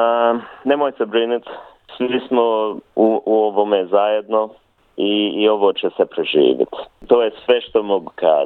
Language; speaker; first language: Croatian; early bilingual, heritage; Bosnian